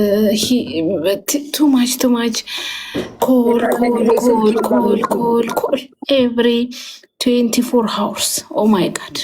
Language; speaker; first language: English; non-native, learner; Amharic